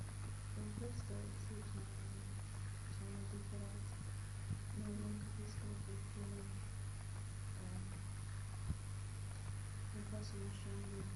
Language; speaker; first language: Italian; early bilingual, heritage; Italian